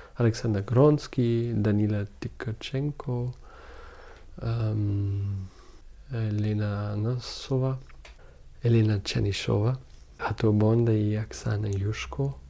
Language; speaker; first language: Russian; non-native, learner; German